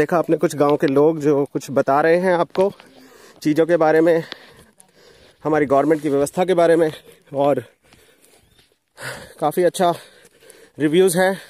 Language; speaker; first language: Hindi; native; Hindi